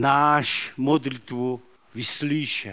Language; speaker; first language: Czech; non-native, learner; Korean